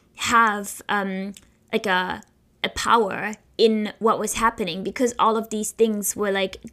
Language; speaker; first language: English; non-native, fluent; German